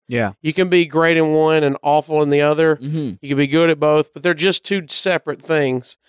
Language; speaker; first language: English; native; English